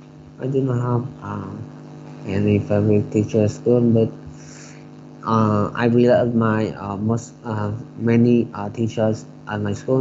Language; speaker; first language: English; non-native, learner; Vietnamese